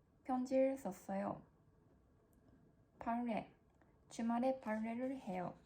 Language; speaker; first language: Korean; non-native, learner; Japanese